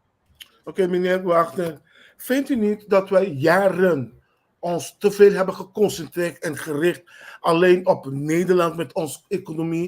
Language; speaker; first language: Dutch; non-native, local second language; Papiamento